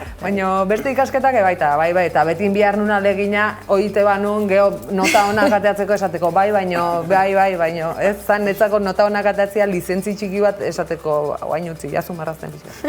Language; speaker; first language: Basque; native; Basque